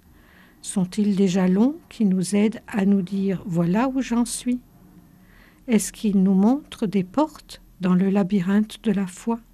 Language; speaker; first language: French; native; French